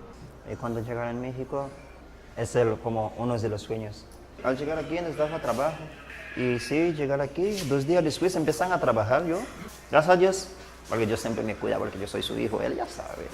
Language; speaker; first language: Spanish; non-native, learner; Haitian Creole